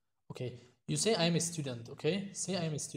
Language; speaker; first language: English; non-native, fluent; Tajik